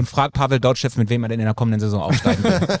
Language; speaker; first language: German; native; German